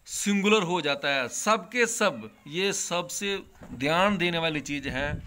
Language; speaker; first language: Hindi; non-native, local second language; Punjabi